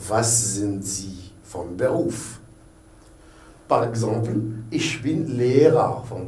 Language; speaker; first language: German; non-native, fluent; Arabic